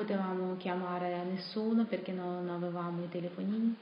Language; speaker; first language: Italian; non-native, fluent; Russian